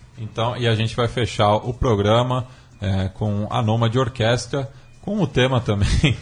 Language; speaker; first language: Portuguese; native; Portuguese